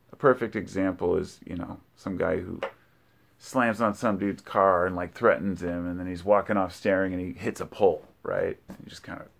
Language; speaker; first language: English; native; English